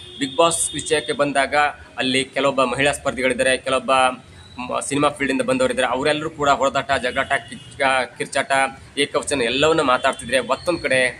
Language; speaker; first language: Kannada; native; Kannada